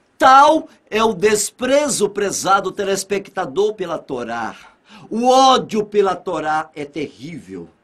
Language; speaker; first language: Portuguese; native; Portuguese